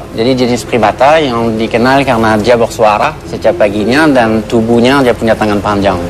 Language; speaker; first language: Indonesian; non-native, fluent; French